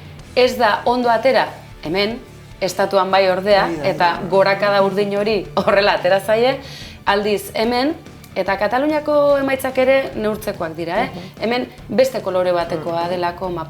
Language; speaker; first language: Basque; native; Basque